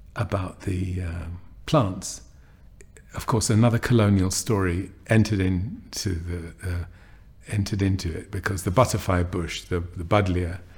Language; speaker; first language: English; native; English